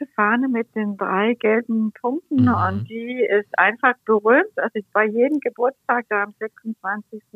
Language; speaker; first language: German; non-native, fluent; Danish